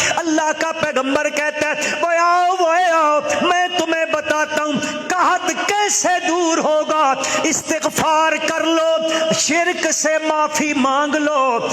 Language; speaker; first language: Urdu; non-native, local second language; Punjabi